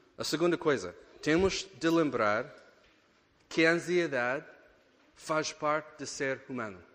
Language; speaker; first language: Portuguese; non-native, fluent; English